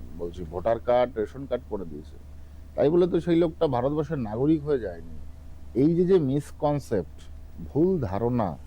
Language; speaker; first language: Bangla; native; Bangla